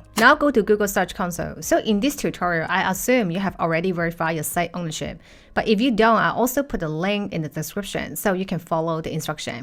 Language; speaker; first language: English; non-native, fluent; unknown